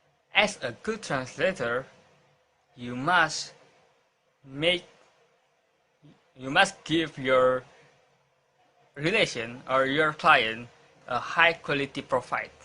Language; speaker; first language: English; non-native, learner; Indonesian